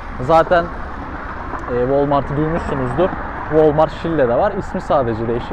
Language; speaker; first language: Turkish; native; Turkish